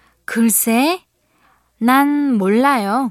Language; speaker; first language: Korean; non-native, fluent; Vietnamese